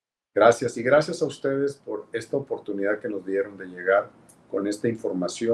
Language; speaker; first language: Spanish; native; Spanish